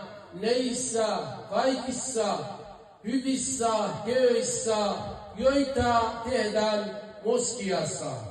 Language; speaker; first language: Finnish; non-native, fluent; Arabic